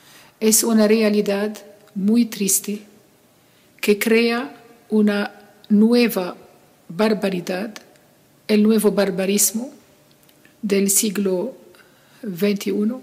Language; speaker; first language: Spanish; non-native, fluent; Arabic